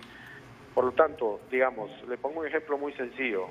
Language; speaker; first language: Spanish; native; Spanish